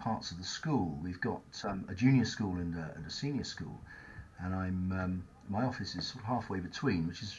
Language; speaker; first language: English; native; English